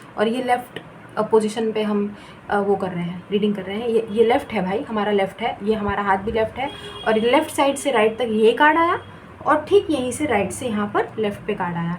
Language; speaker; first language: Hindi; non-native, local second language; Bangla